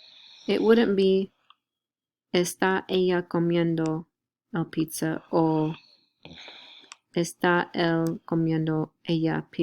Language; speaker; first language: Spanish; non-native, learner; English